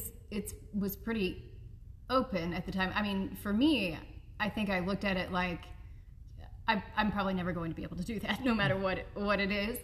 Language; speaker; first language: English; native; English